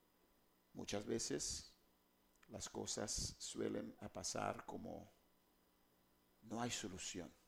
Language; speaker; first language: Spanish; non-native, fluent; English